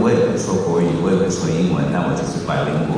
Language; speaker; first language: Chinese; early bilingual, heritage; Chinese